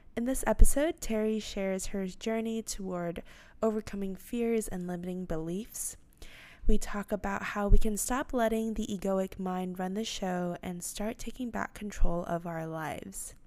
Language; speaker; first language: English; non-native, fluent; Chinese